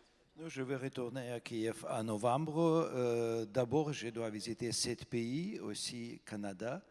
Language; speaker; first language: French; non-native, fluent; Russian